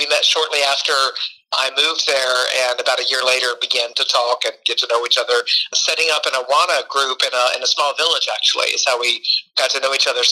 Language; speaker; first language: English; native; English